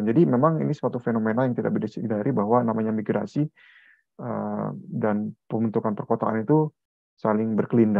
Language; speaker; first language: Indonesian; native; Indonesian